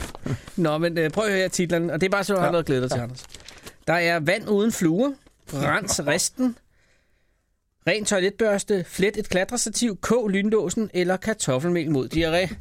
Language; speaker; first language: Danish; native; Danish